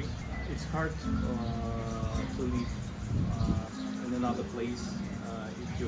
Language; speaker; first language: English; non-native, learner; Russian